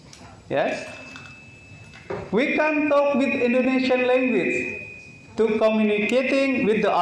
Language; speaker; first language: English; non-native, learner; Indonesian